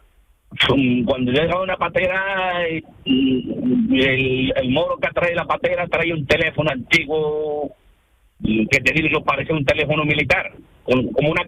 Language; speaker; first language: Spanish; early bilingual, other home language; Arabic